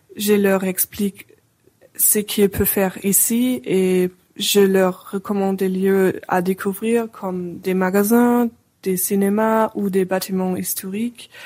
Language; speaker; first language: French; non-native, fluent; German